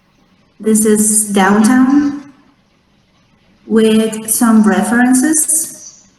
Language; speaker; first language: English; non-native, fluent; Spanish